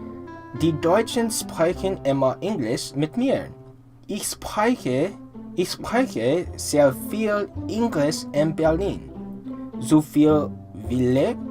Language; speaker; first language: German; non-native, learner; English